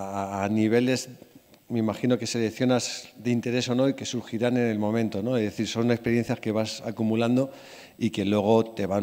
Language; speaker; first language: Spanish; native; Spanish